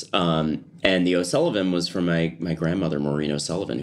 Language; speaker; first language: English; native; English